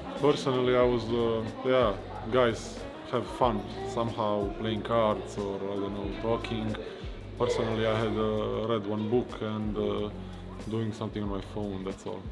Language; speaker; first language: English; non-native, fluent; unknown